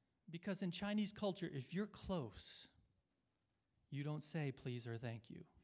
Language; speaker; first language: English; native; English